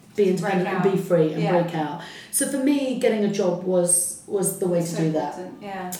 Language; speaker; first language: English; early bilingual, other home language; Arabic